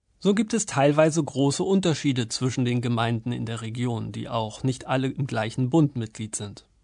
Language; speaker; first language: German; native; German